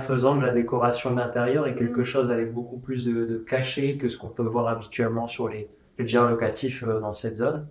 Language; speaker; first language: French; native; French